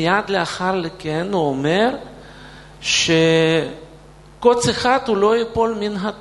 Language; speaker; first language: Hebrew; non-native, fluent; Russian